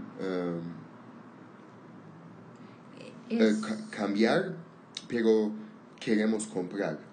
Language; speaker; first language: Spanish; non-native, learner; Armenian